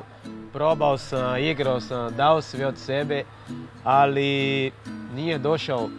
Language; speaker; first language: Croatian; non-native, fluent; Portuguese